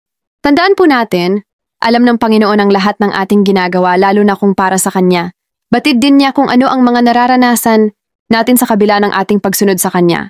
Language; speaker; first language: Filipino; native; Filipino